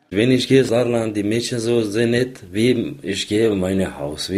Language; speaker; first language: German; non-native, learner; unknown